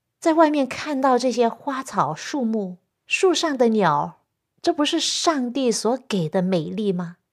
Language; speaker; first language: Chinese; non-native, local second language; Cantonese